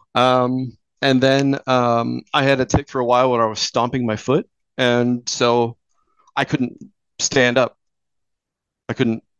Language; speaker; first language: English; native; English